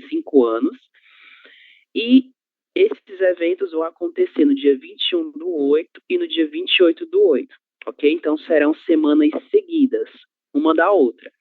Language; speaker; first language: Portuguese; native; Portuguese